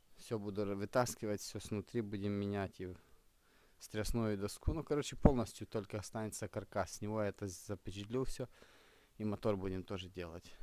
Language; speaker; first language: Russian; non-native, local second language; Ukrainian